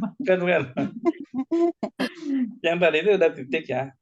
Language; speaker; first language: Indonesian; native; Indonesian